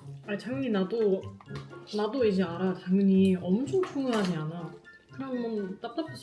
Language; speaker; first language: Korean; non-native, fluent; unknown